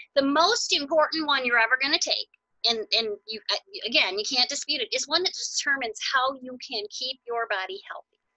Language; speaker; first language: English; native; English